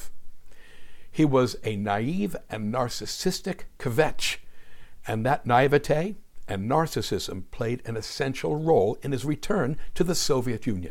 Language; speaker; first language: English; native; English